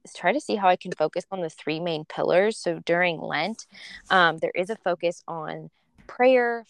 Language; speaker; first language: English; early bilingual, other home language; Spanish